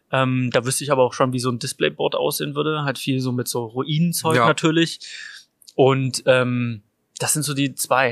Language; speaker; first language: German; native; German